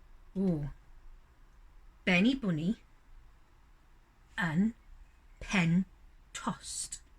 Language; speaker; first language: Welsh; non-native, local second language; English